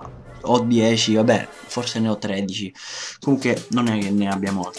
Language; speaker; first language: Italian; native; Italian